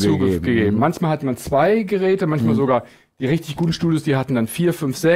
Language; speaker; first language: German; native; German